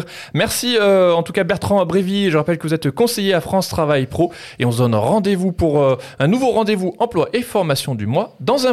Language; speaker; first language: French; native; French